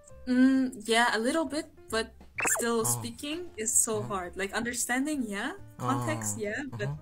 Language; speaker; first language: English; non-native, fluent; German